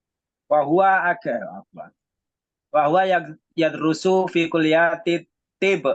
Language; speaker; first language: Arabic; non-native, learner; Indonesian